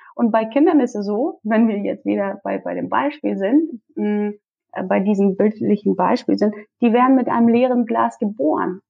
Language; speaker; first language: German; early bilingual, other home language; Russian